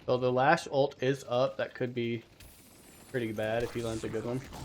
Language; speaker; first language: English; native; English